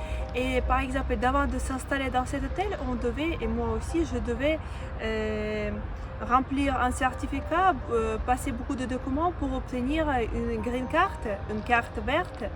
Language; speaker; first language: French; non-native, fluent; Russian